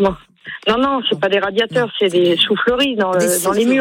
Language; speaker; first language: French; native; French